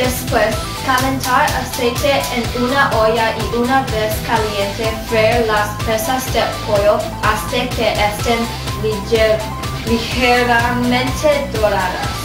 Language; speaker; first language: Spanish; non-native, learner; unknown